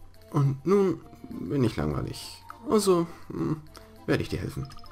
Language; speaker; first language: German; native; German